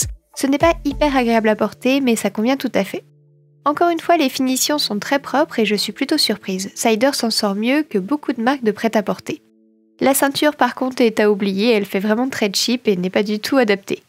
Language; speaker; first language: French; native; French